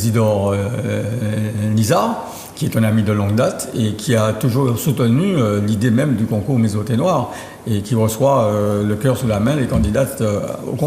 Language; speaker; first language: French; native; French